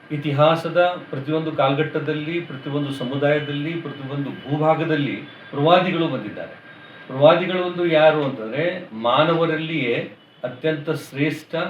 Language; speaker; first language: Kannada; non-native, local second language; Urdu